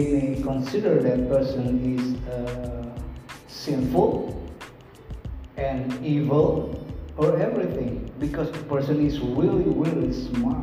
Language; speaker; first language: English; non-native, learner; Indonesian